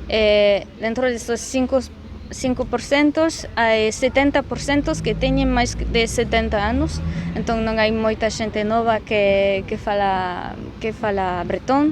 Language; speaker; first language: Galician; non-native, fluent; French